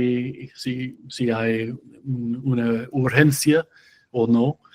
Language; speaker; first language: Spanish; non-native, fluent; English